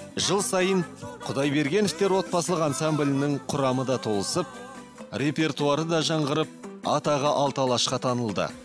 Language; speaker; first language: Kazakh; native; Kazakh